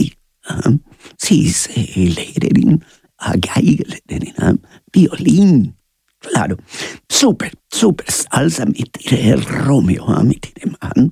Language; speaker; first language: German; non-native, learner; Spanish